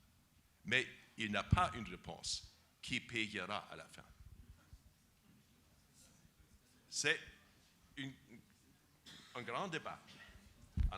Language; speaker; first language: French; non-native, fluent; German